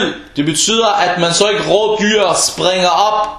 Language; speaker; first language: Danish; early bilingual, other home language; Arabic